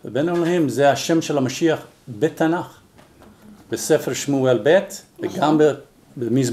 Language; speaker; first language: Hebrew; non-native, fluent; English